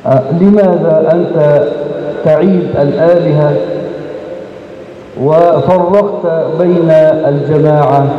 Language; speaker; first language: Arabic; native; Arabic